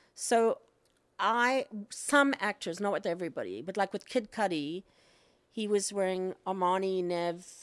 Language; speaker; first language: English; native; English